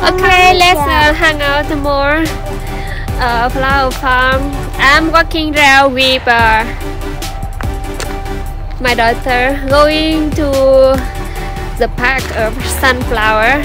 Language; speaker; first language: English; non-native, learner; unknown